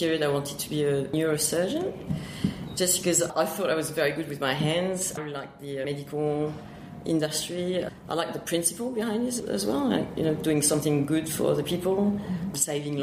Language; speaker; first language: English; non-native, fluent; French